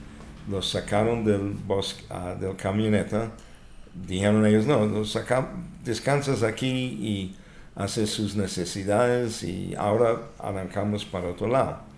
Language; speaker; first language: Spanish; non-native, fluent; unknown